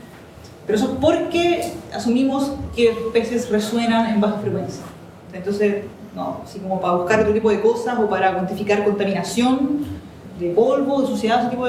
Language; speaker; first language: Spanish; native; Spanish